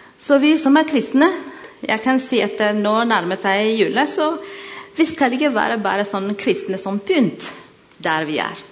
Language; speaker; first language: Norwegian; non-native, learner; Malagasy